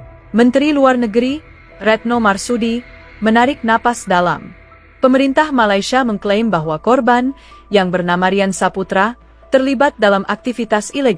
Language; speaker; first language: Indonesian; native; Indonesian